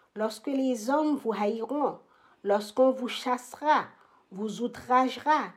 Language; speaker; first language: French; native; French